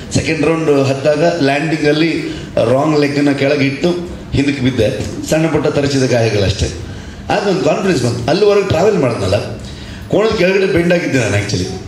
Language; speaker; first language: Kannada; native; Kannada